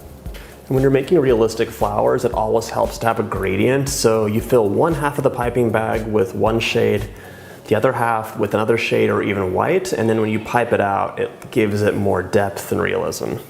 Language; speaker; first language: English; native; English